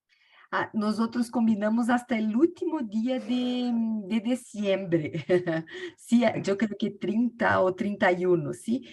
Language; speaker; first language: Spanish; non-native, learner; Portuguese